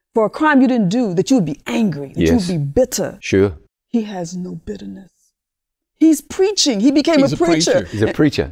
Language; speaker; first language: English; early bilingual, other home language; Spanish